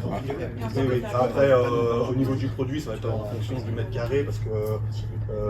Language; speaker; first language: French; native; French